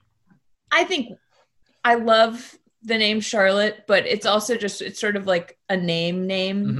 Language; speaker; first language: English; native; English